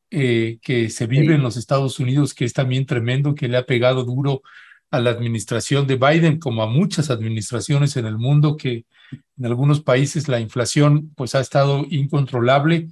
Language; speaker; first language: Spanish; native; Spanish